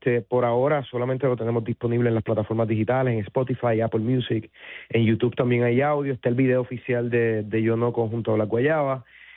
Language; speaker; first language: Spanish; native; Spanish